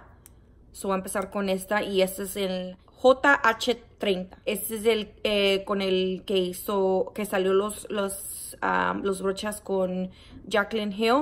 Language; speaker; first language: Spanish; early bilingual, heritage; Spanish